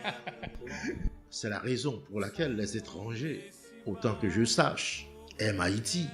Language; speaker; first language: French; non-native, local second language; Haitian Creole